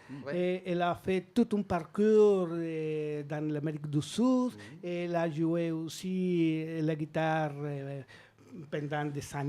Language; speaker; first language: French; non-native, learner; Spanish